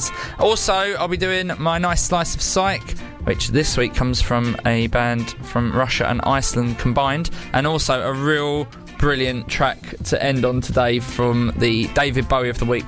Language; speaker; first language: English; native; English